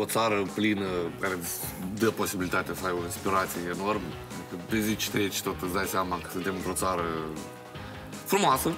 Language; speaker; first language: Romanian; native; Romanian